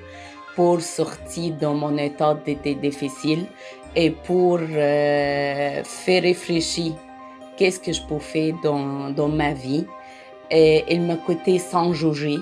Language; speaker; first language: French; non-native, learner; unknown